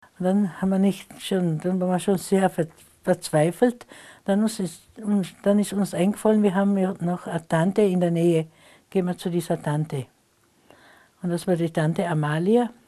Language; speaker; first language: German; non-native, local second language; Slovenian